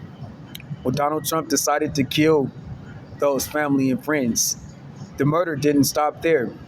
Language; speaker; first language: English; native; English